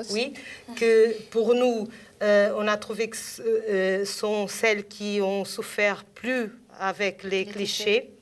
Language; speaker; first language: French; non-native, fluent; Portuguese